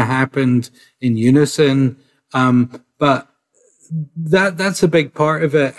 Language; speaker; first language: English; native; English